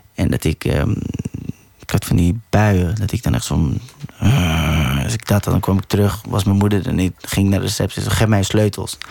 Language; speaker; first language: Dutch; early bilingual, other home language; Persian